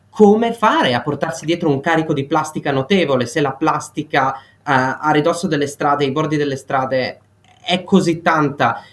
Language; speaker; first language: Italian; non-native, fluent; Dutch